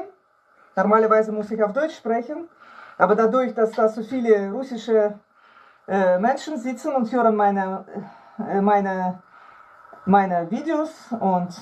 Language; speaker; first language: German; non-native, fluent; Russian